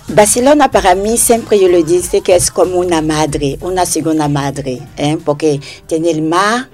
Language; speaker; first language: Spanish; non-native, learner; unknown